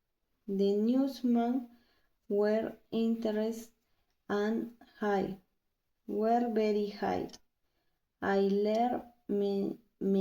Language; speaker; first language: English; non-native, learner; Spanish